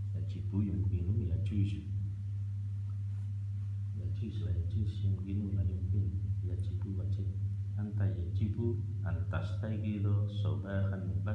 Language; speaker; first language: Arabic; non-native, fluent; Indonesian